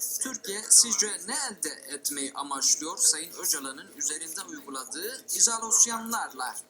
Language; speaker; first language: Turkish; native; Turkish